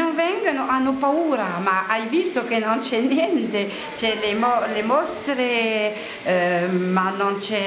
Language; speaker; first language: Italian; non-native, fluent; Arabic